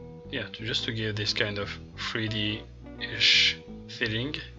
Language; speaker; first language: English; non-native, fluent; French